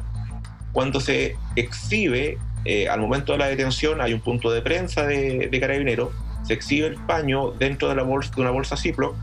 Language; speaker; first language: Spanish; native; Spanish